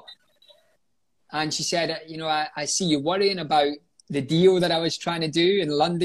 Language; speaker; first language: English; native; English